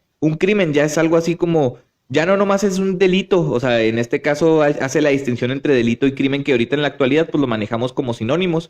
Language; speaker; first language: Spanish; native; Spanish